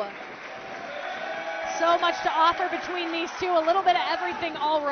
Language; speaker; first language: English; native; English